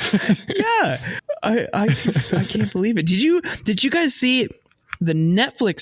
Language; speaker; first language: English; native; English